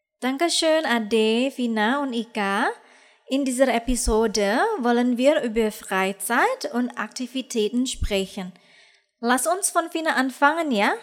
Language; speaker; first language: German; non-native, fluent; Indonesian